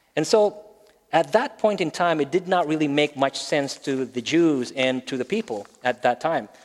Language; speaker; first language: English; non-native, local second language; Filipino